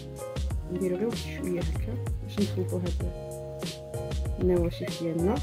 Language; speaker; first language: Arabic; native; Arabic